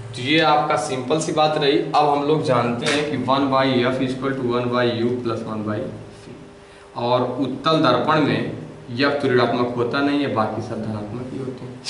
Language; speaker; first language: Hindi; native; Hindi